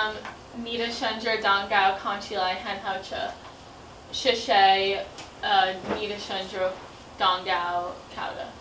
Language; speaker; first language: Chinese; non-native, learner; English